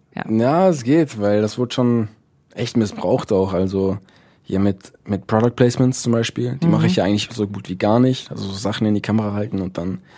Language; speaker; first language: German; early bilingual, other home language; Dutch